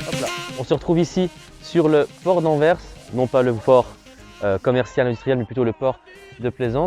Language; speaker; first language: French; native; French